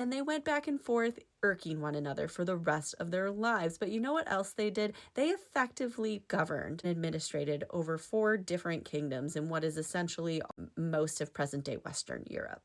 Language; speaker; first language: English; native; English